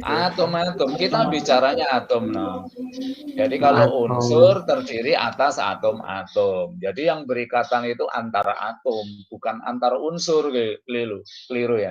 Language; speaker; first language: Indonesian; native; Indonesian